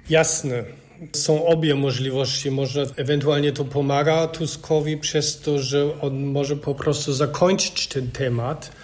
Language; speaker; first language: Polish; non-native, fluent; German